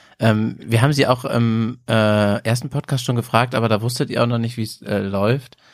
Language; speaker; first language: German; native; German